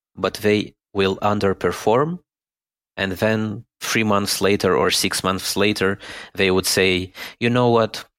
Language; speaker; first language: English; non-native, fluent; Romanian